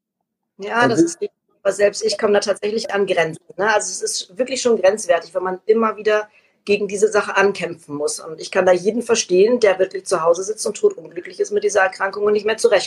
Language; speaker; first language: German; native; German